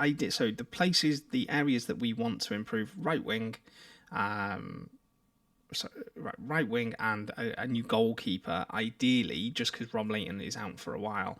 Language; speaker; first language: English; native; English